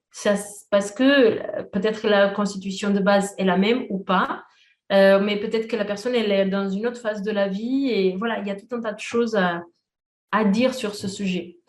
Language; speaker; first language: French; non-native, fluent; Portuguese